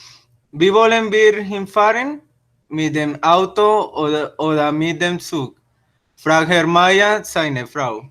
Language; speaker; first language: German; non-native, learner; Spanish